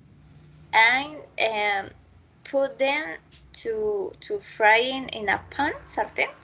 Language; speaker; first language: English; non-native, learner; Spanish